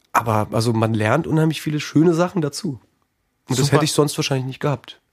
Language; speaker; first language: German; native; German